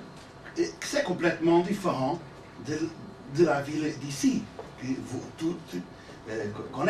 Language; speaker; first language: French; non-native, learner; Portuguese